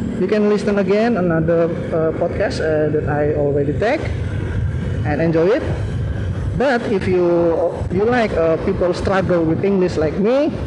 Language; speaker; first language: English; non-native, learner; Indonesian